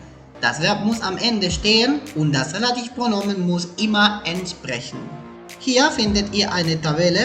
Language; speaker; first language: German; non-native, fluent; Spanish